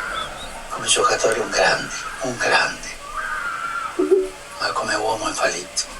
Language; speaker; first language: Italian; non-native, fluent; Spanish